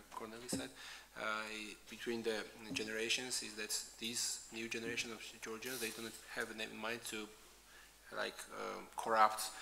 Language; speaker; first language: English; non-native, fluent; Georgian